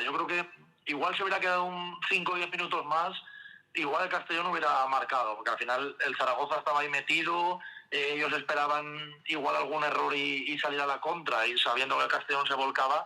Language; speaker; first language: Spanish; native; Spanish